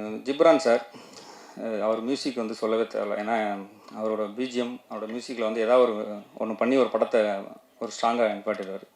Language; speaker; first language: Tamil; native; Tamil